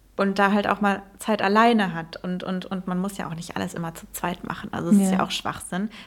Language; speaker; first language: German; early bilingual, heritage; Dutch